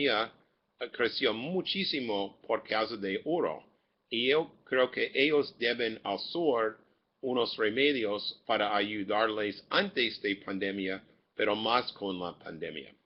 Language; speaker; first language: Spanish; non-native, fluent; English